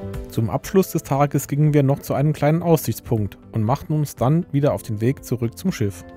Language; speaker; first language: German; native; German